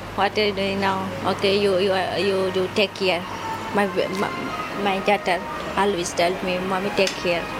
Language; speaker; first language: English; non-native, learner; Nepali